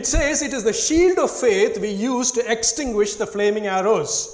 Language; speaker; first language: English; non-native, local second language; Tamil